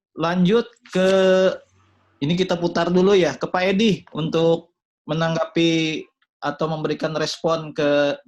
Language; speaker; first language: Indonesian; native; Indonesian